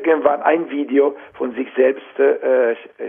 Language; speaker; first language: German; non-native, fluent; Italian